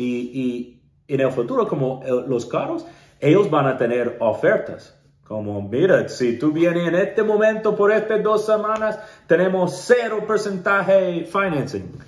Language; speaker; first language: Spanish; non-native, learner; English